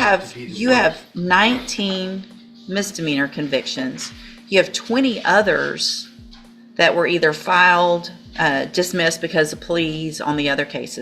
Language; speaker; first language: English; native; English